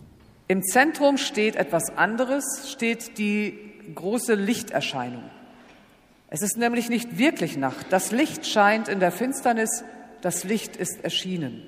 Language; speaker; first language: German; native; German